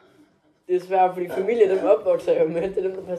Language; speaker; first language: Danish; native; Danish